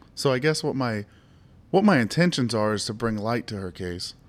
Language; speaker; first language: English; native; English